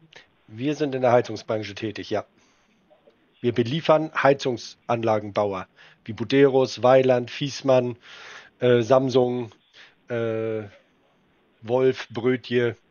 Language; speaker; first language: German; native; German